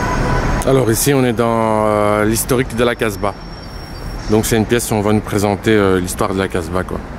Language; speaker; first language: French; native; French